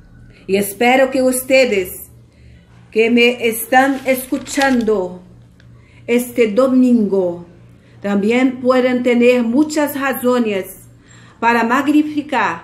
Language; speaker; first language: Spanish; non-native, fluent; Portuguese